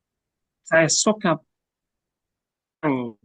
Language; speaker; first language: Indonesian; non-native, learner; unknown